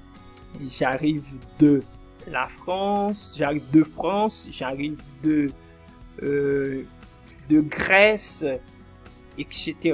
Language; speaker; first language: French; non-native, fluent; Portuguese